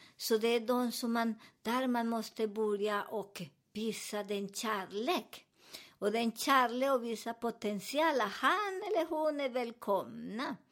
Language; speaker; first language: Swedish; non-native, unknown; Spanish